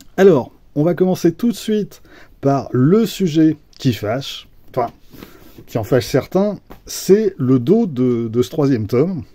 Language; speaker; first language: French; native; French